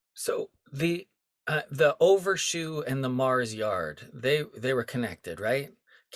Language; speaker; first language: English; native; English